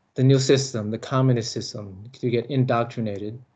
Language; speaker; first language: English; early bilingual, other home language; Lao